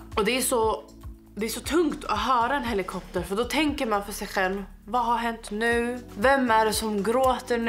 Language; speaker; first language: Swedish; native; Swedish